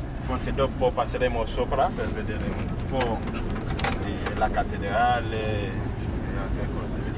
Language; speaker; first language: Italian; non-native, fluent; Haitian Creole